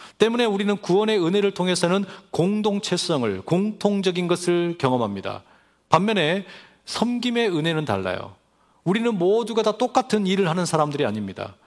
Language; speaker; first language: Korean; native; Korean